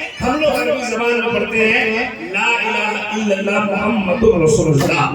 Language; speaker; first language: Hindi; non-native, local second language; Maithili